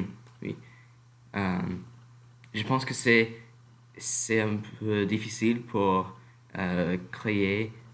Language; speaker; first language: French; non-native, learner; English